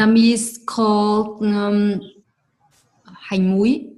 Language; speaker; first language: English; non-native, learner; Vietnamese